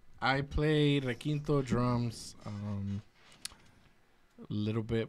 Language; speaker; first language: English; early bilingual, other home language; Spanish